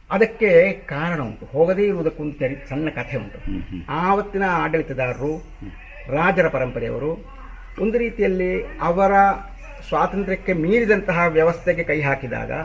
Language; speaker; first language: Kannada; non-native, local second language; Malayalam